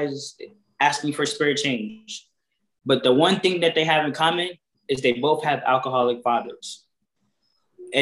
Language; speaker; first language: English; native; English